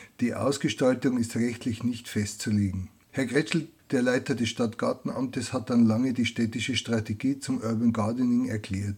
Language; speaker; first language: German; native; German